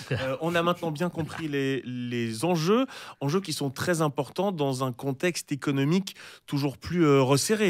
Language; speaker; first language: French; native; French